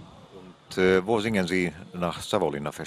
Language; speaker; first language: German; non-native, fluent; Finnish